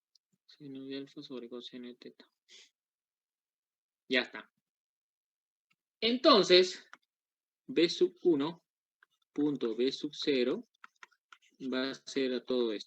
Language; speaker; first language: Spanish; native; Spanish